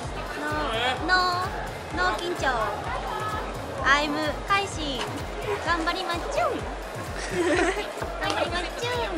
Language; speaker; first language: Japanese; native; Japanese